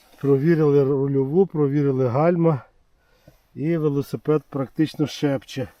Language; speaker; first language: Ukrainian; native; Ukrainian